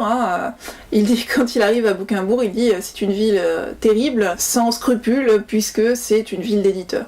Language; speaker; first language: French; native; French